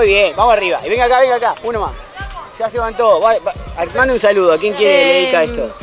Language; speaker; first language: Spanish; native; Spanish